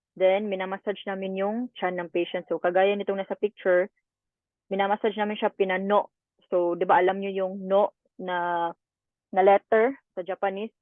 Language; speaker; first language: Filipino; native; Filipino